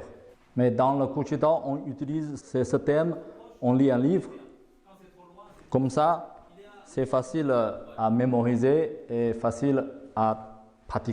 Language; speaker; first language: French; non-native, fluent; Chinese